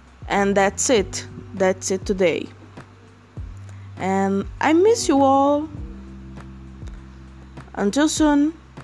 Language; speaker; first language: English; non-native, learner; Portuguese